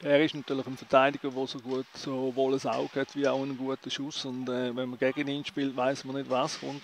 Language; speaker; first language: German; native; German